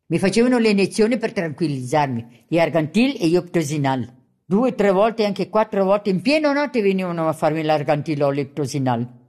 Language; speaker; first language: Italian; non-native, local second language; German